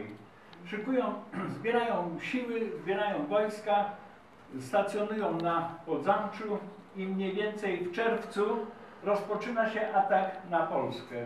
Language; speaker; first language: Polish; native; Polish